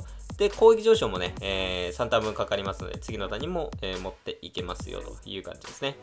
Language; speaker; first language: Japanese; native; Japanese